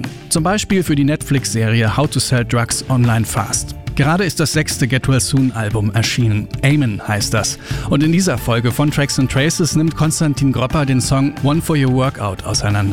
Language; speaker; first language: German; native; German